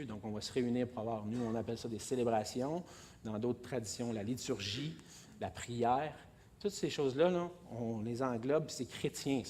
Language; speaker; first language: French; native; French